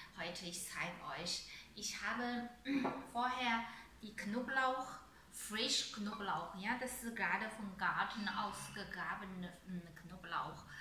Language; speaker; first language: German; non-native, learner; Chinese